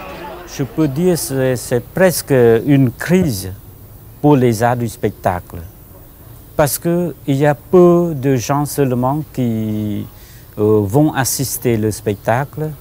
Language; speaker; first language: French; non-native, fluent; Khmer